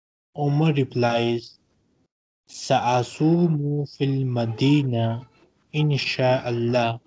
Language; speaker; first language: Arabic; non-native, fluent; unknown